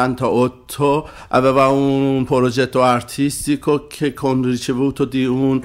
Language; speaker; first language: Italian; non-native, learner; Persian